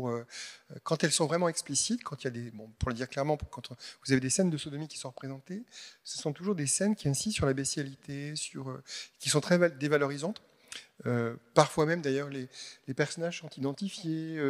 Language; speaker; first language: French; native; French